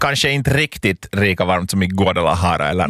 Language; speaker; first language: Swedish; native; Swedish